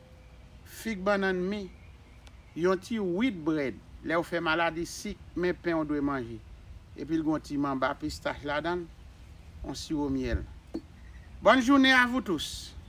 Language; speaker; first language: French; non-native, learner; Haitian Creole